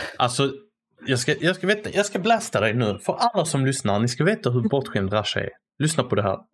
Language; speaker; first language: Swedish; native; Swedish